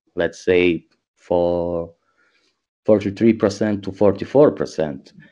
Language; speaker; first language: English; non-native, learner; Croatian